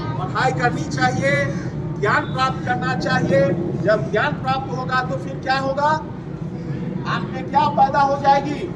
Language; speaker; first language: Hindi; native; Hindi